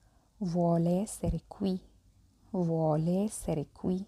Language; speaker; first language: Italian; non-native, fluent; Arabic